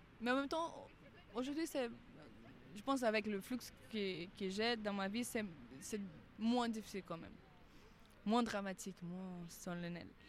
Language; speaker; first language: French; non-native, fluent; Portuguese